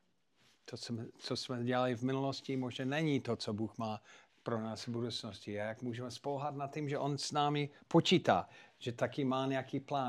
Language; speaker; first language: Czech; non-native, fluent; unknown